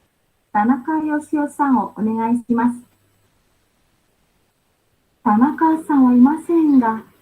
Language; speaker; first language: Japanese; non-native, fluent; Indonesian